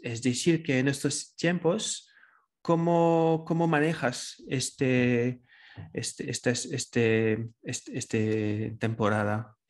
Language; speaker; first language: Spanish; non-native, fluent; French